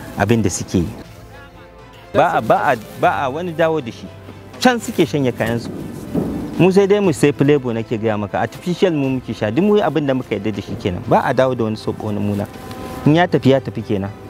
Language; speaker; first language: Hausa; native; Hausa